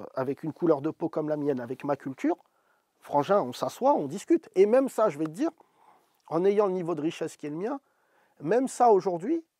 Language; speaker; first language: French; native; French